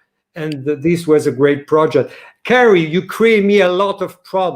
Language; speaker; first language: English; non-native, learner; French